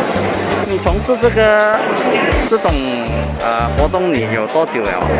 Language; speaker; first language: Chinese; non-native, local second language; Cantonese